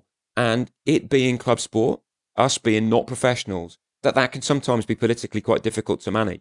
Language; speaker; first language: English; native; English